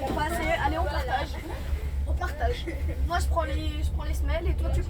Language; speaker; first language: French; native; French